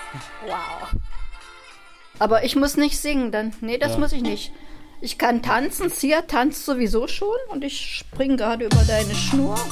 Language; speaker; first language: German; native; German